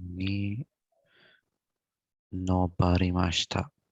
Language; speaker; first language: Japanese; non-native, learner; Indonesian